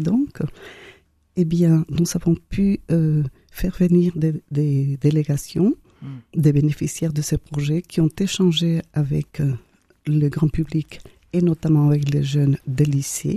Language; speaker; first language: French; non-native, fluent; Spanish